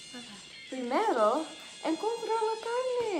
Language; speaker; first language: Spanish; non-native, learner; English